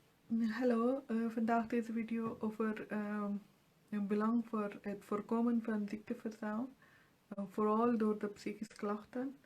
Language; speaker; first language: Dutch; non-native, fluent; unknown